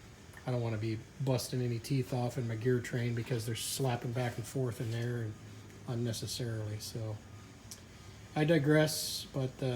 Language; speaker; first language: English; native; English